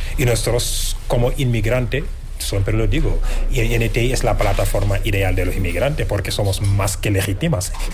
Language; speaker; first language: Spanish; non-native, fluent; Wolof